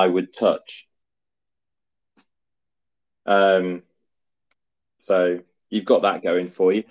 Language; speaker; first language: English; native; English